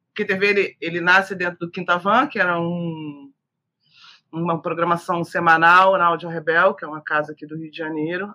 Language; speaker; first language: Portuguese; native; Portuguese